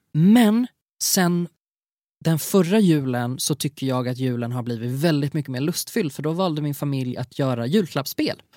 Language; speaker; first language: Swedish; native; Swedish